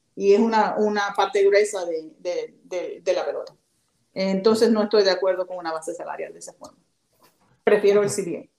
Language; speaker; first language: Spanish; native; Spanish